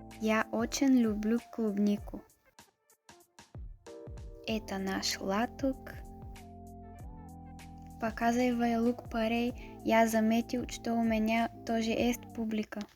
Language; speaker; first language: Russian; non-native, learner; Bulgarian